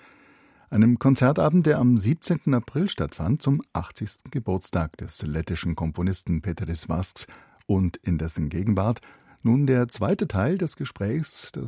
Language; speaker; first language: German; native; German